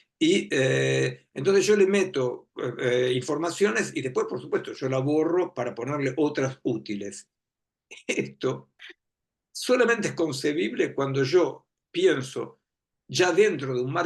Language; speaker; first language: Spanish; native; Spanish